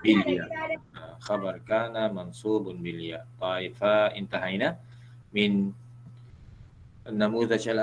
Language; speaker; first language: Arabic; non-native, fluent; Malay